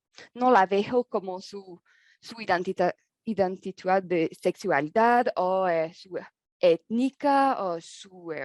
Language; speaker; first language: Spanish; non-native, learner; French